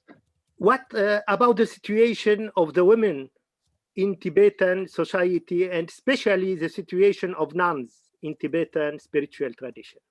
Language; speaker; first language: English; non-native, fluent; Arabic